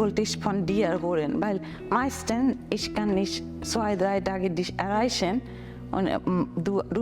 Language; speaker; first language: German; non-native, learner; Bangla